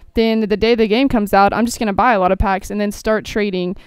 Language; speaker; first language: English; native; English